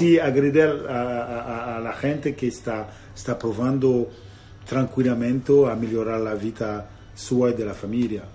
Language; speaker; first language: Spanish; non-native, learner; Italian